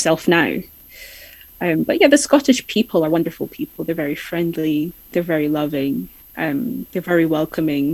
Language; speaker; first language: English; native; English